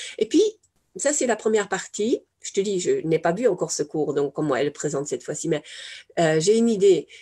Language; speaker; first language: French; non-native, fluent; German